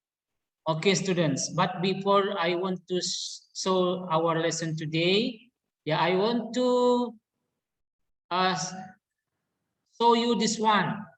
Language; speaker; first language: English; non-native, learner; Indonesian